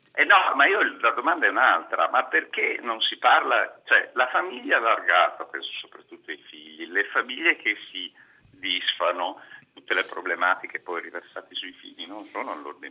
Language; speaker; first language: Italian; native; Italian